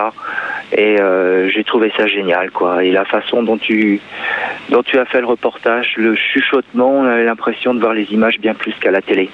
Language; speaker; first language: French; native; French